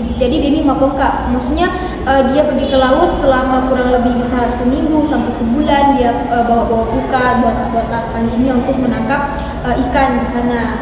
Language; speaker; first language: Indonesian; non-native, local second language; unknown